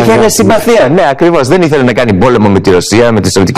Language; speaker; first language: Greek; early bilingual, heritage; English